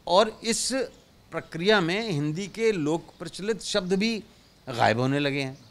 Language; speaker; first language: Hindi; native; Hindi